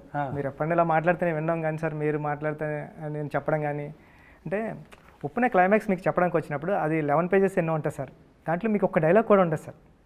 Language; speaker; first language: Telugu; native; Telugu